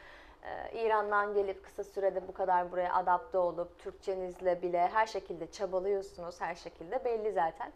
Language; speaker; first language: Turkish; native; Turkish